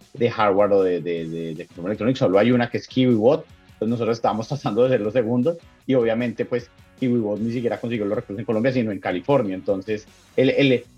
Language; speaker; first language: Spanish; native; Spanish